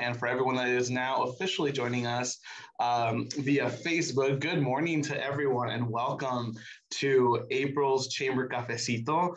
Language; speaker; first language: English; early bilingual, other home language; Spanish